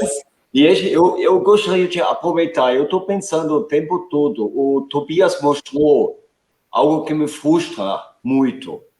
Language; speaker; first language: Portuguese; non-native, fluent; German